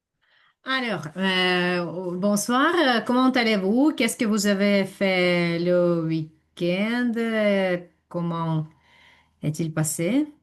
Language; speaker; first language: French; non-native, fluent; Ukrainian